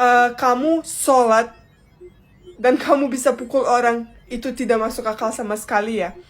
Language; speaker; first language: Indonesian; non-native, fluent; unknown